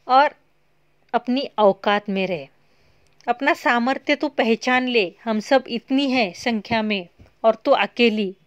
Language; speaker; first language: Hindi; non-native, local second language; Marathi